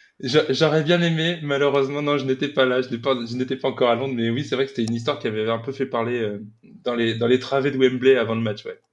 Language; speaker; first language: French; native; French